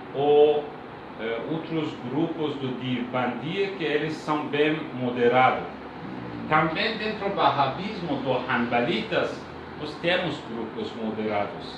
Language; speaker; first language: Portuguese; non-native, learner; Persian